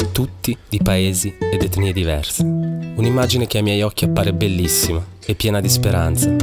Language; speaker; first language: Italian; early bilingual, other home language; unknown